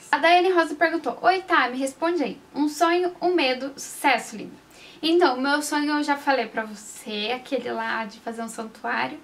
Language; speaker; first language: Portuguese; native; Portuguese